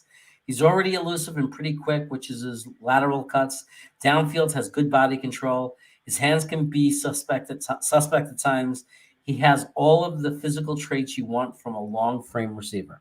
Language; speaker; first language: English; native; English